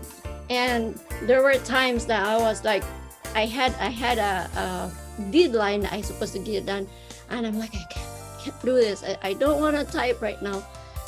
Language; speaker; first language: English; non-native, local second language; Filipino